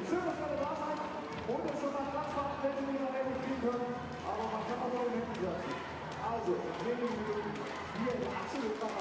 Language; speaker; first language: German; native; German